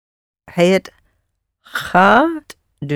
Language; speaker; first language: Dutch; non-native, learner; English